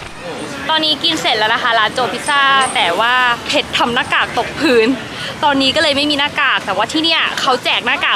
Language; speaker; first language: Thai; native; Thai